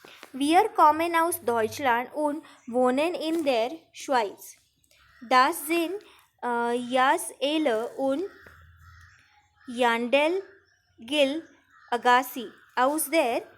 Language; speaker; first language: German; non-native, fluent; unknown